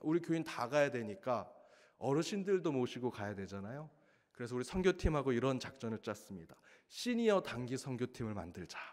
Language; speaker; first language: Korean; native; Korean